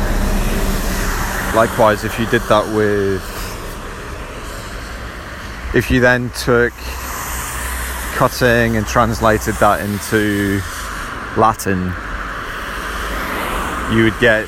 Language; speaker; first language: English; native; English